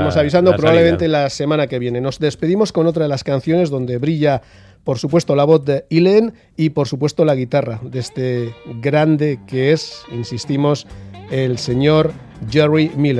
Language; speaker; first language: Spanish; native; Spanish